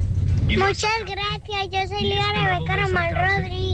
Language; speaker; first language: Spanish; native; Spanish